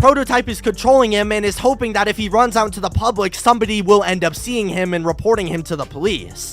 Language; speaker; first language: English; native; English